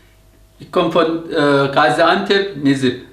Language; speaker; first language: German; non-native, learner; Turkish